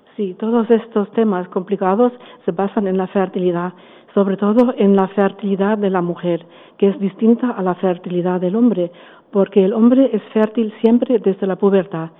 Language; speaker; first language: Spanish; non-native, fluent; German